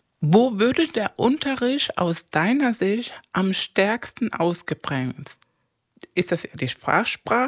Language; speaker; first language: German; non-native, fluent; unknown